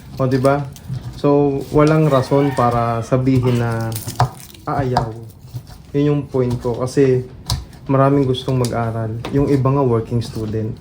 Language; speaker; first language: Filipino; native; Filipino